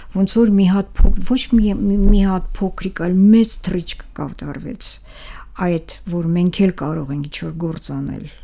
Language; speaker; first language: Armenian; native; Armenian